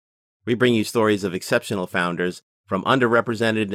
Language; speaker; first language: English; native; English